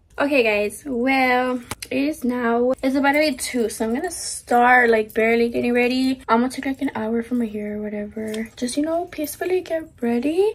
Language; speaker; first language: English; early bilingual, other home language; Spanish